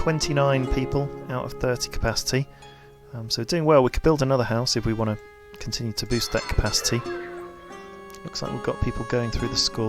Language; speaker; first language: English; native; English